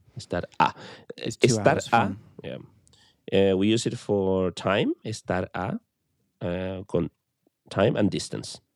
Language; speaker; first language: English; non-native, fluent; Spanish